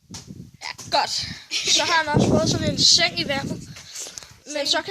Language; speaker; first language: Danish; native; Danish